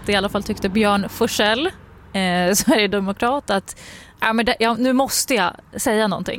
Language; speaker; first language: Swedish; native; Swedish